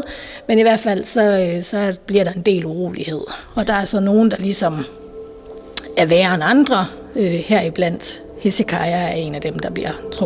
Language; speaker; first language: Danish; native; Danish